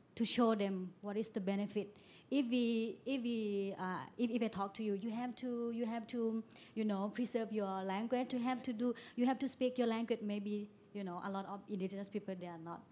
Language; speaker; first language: English; non-native, learner; Thai